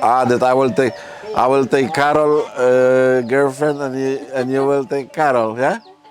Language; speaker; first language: English; non-native, learner; Polish